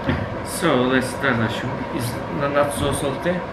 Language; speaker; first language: English; non-native, learner; Turkish